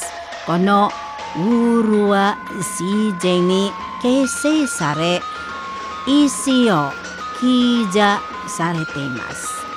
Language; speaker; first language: Japanese; non-native, learner; Indonesian